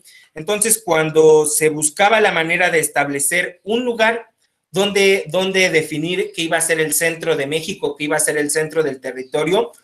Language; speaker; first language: Spanish; native; Spanish